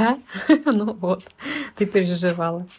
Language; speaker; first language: Russian; native; Russian